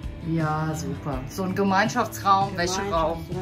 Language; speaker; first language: German; native; German